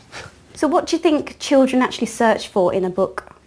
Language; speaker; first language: English; native; English